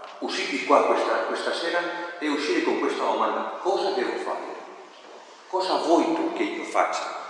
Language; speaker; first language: Italian; non-native, fluent; Spanish